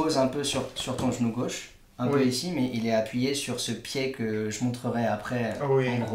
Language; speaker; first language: French; native; French